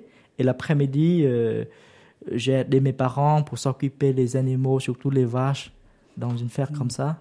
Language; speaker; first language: French; non-native, learner; Vietnamese